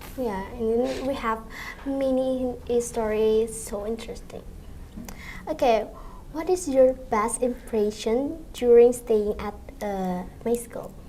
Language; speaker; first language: English; non-native, learner; Indonesian